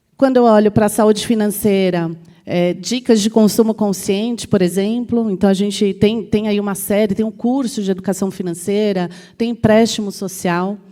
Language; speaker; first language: Portuguese; native; Portuguese